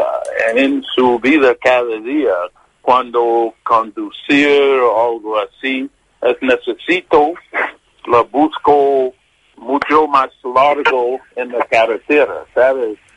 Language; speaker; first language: Spanish; non-native, learner; English